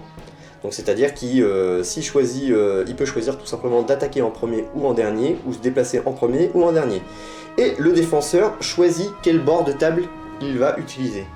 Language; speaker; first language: French; native; French